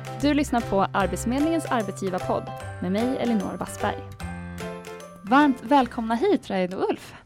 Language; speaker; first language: Swedish; native; Swedish